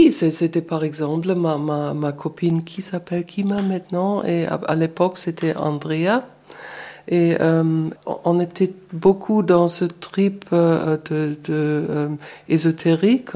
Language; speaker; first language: French; non-native, fluent; German